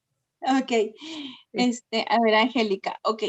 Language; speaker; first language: Spanish; native; Spanish